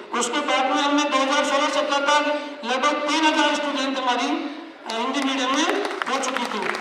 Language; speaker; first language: Hindi; native; Hindi